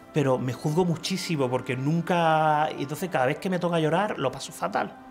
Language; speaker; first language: Spanish; native; Spanish